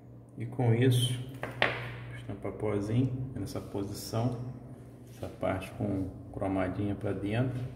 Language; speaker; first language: Portuguese; native; Portuguese